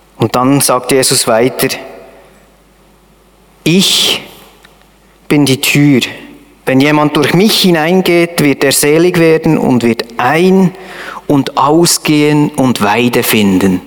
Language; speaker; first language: German; native; German